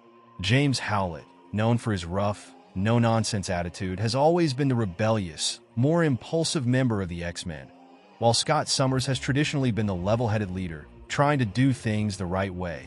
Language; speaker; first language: English; native; English